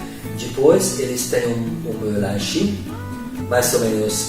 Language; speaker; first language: Portuguese; non-native, learner; Hungarian